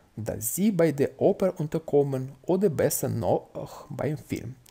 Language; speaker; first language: German; non-native, fluent; Russian